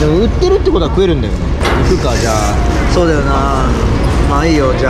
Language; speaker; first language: Japanese; native; Japanese